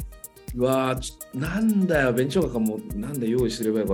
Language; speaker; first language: Japanese; native; Japanese